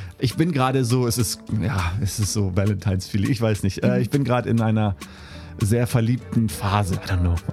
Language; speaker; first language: German; native; German